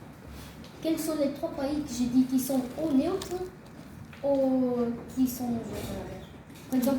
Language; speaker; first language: French; non-native, learner; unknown